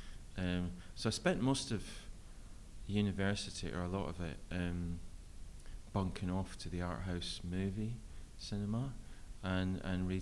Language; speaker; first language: English; native; English